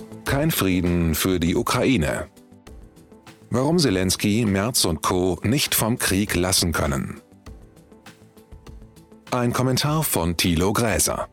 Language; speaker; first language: German; native; German